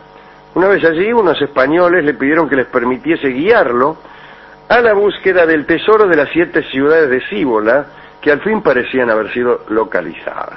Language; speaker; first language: Spanish; native; Spanish